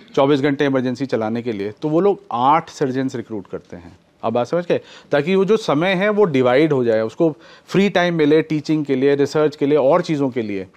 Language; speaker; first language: Hindi; native; Hindi